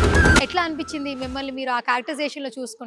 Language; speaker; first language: Telugu; native; Telugu